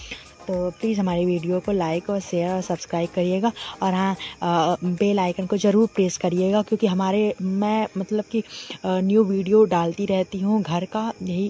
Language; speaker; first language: Hindi; native; Hindi